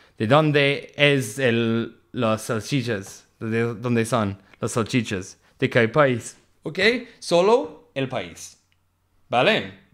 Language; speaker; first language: Spanish; non-native, learner; English